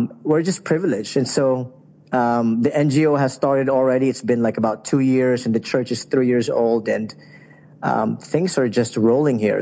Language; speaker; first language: English; non-native, local second language; Filipino